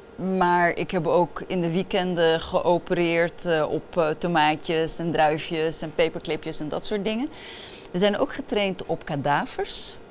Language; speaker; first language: Dutch; early bilingual, other home language; Arabic